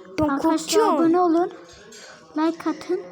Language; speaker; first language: Turkish; native; Turkish